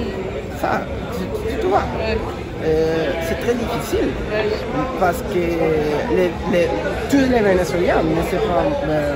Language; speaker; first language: French; non-native, learner; Spanish